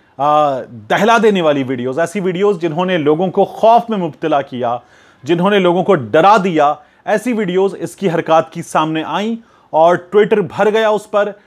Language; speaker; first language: Urdu; native; Urdu